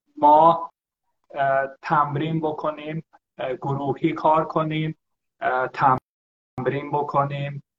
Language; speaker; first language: Persian; early bilingual, heritage; Persian